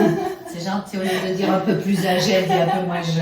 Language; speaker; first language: French; native; French